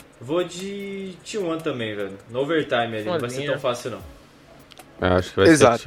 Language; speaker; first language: Portuguese; native; Portuguese